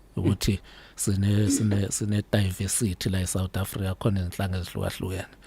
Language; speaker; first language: Zulu; native; Zulu